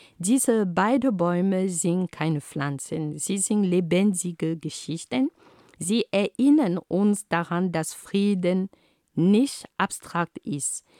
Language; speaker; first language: German; non-native, fluent; Ghomala